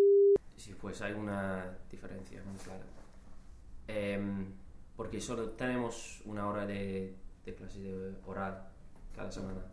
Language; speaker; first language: Spanish; non-native, fluent; English